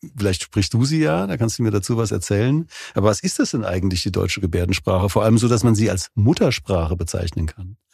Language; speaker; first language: German; native; German